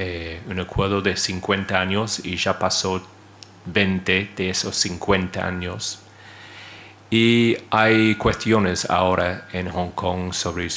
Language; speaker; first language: Spanish; non-native, fluent; English